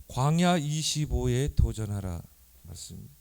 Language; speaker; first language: Korean; native; Korean